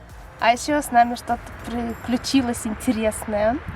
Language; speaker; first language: Russian; early bilingual, heritage; Russian